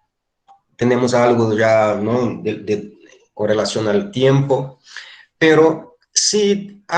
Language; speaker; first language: Spanish; non-native, fluent; Portuguese